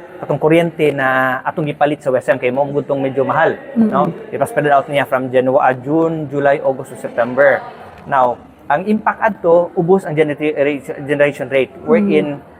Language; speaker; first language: Cebuano; native; Cebuano